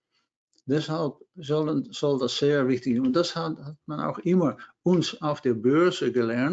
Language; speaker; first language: German; non-native, learner; Dutch